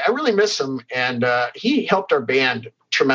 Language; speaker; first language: English; native; English